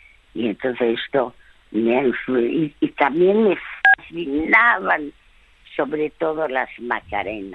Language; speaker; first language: Spanish; early bilingual, other home language; French